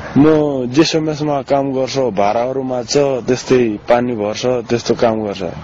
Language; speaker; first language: Nepali; non-native, learner; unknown